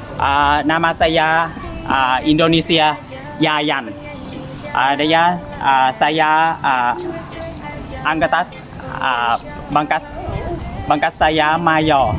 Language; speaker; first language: Indonesian; non-native, learner; Thai